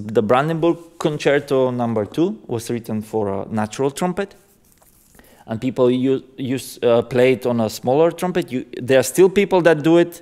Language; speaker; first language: English; non-native, fluent; Bulgarian